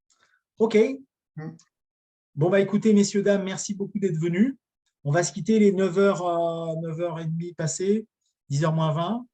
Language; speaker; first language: French; native; French